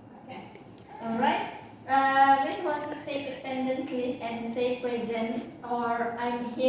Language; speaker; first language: English; non-native, learner; Indonesian